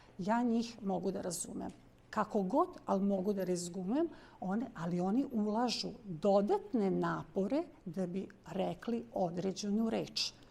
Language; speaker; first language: Bosnian; non-native, local second language; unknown